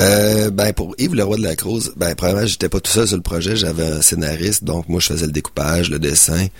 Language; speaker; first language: French; native; French